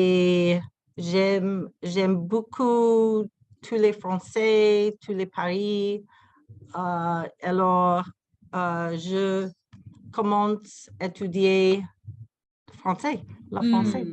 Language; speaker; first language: French; non-native, learner; English